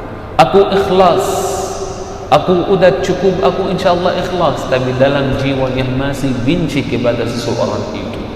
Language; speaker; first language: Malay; non-native, fluent; Arabic